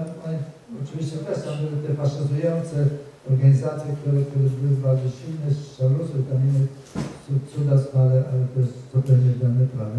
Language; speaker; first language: Polish; native; Polish